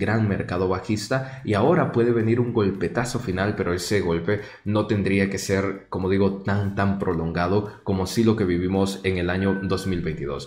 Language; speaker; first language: Spanish; native; Spanish